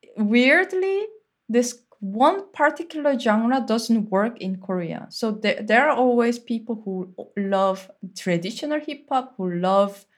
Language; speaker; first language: English; non-native, fluent; Korean